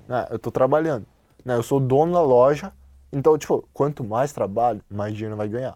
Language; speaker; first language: Portuguese; non-native, fluent; Chinese